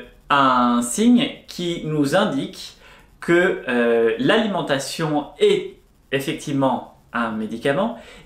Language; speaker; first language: French; native; French